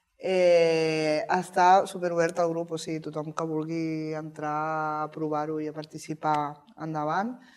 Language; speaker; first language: Catalan; non-native, local second language; Spanish